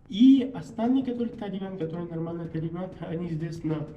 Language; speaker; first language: Russian; non-native, learner; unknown